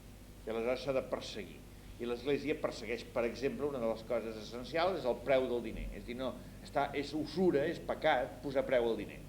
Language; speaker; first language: Catalan; native; Catalan